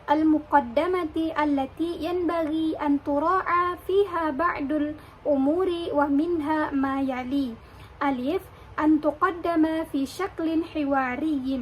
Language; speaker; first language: Arabic; non-native, learner; Indonesian